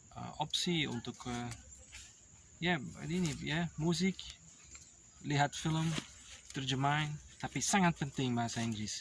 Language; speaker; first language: Indonesian; non-native, learner; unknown